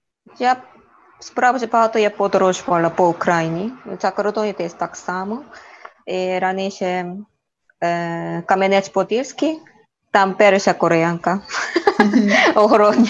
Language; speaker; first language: Ukrainian; non-native, learner; Korean